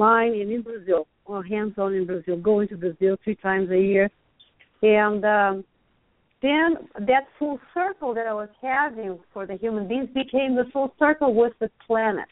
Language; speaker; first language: English; non-native, fluent; Portuguese